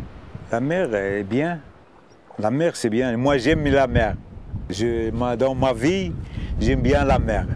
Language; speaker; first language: French; non-native, learner; Arabic